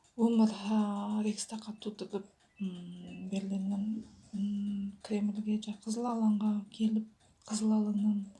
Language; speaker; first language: Kazakh; native; Kazakh